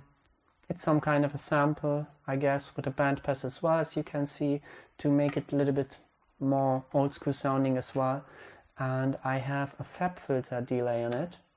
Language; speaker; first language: English; non-native, fluent; Hungarian